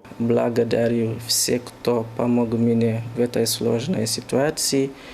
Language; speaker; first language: Russian; non-native, learner; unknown